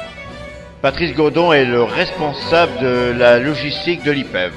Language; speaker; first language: French; native; French